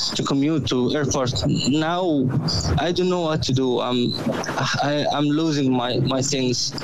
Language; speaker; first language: English; non-native, learner; Arabic